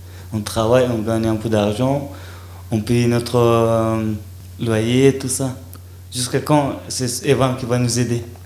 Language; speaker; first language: French; non-native, learner; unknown